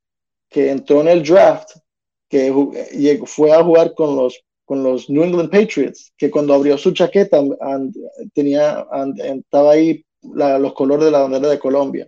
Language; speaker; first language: Spanish; early bilingual, heritage; Spanish